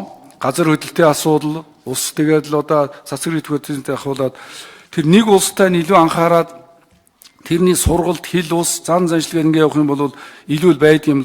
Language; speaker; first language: Mongolian; native; Mongolian